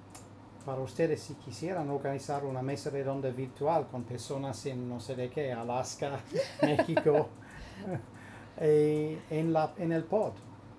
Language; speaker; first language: Spanish; non-native, fluent; English